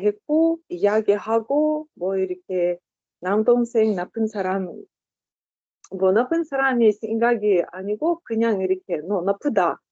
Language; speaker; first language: Korean; non-native, learner; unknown